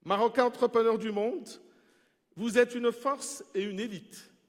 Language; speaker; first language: French; non-native, local second language; Arabic